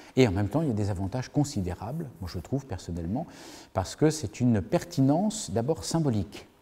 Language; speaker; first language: French; native; French